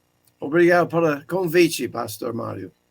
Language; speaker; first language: Portuguese; non-native, fluent; English